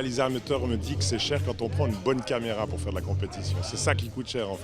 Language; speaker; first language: French; native; French